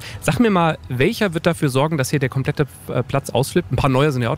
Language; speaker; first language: German; native; German